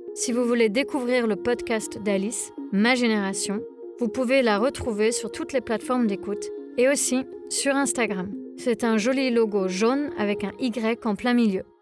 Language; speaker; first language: French; native; French